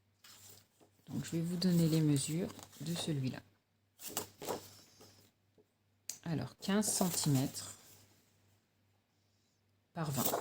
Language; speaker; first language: French; native; French